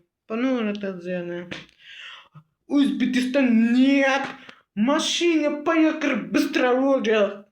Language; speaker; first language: Russian; non-native, learner; Uzbek